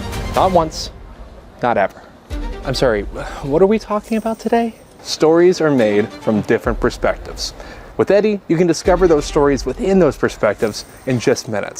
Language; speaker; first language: English; native; English